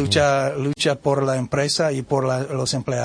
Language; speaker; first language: Spanish; non-native, learner; English